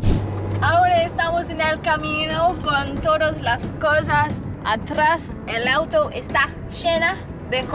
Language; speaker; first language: Spanish; non-native, learner; English